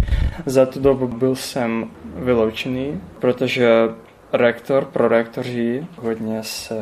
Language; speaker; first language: Czech; non-native, learner; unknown